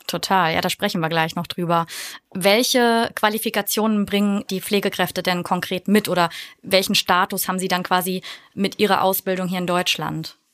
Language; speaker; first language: German; native; German